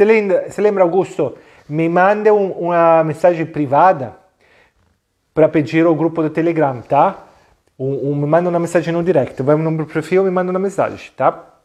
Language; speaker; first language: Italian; non-native, learner; Portuguese